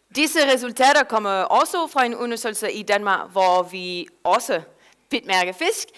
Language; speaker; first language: Danish; non-native, fluent; English